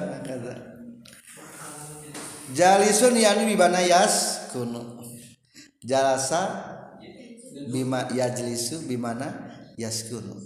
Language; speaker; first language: Arabic; non-native, fluent; Indonesian